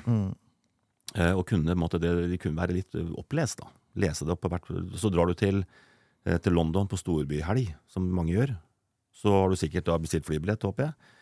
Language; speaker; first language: Norwegian; native; Norwegian